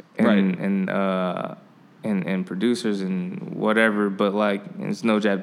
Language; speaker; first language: English; native; English